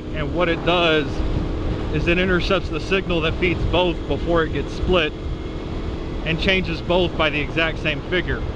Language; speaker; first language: English; native; English